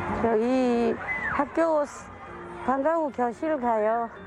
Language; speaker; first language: Korean; non-native, fluent; Chinese